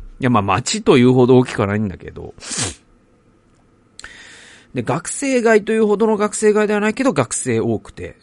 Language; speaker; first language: Japanese; native; Japanese